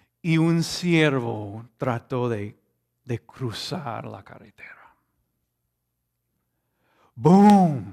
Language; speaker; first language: Spanish; non-native, fluent; English